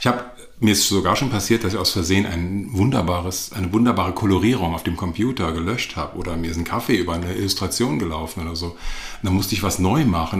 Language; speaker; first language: German; native; German